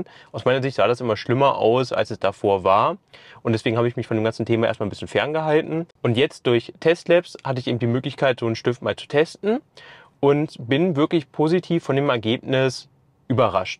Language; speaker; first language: German; native; German